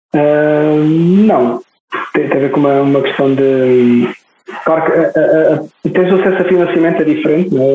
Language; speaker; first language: Portuguese; native; Portuguese